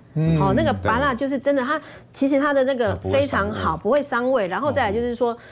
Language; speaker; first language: Chinese; native; Chinese